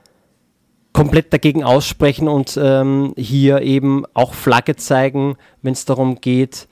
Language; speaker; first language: German; native; German